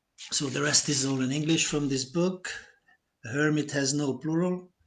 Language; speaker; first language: English; non-native, fluent; Hungarian